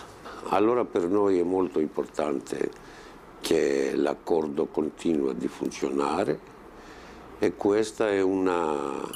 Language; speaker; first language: Italian; non-native, fluent; Greek